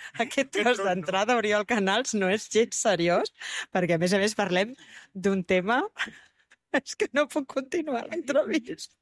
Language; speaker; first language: Catalan; native; Catalan